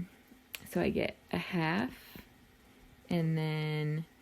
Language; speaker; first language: English; native; English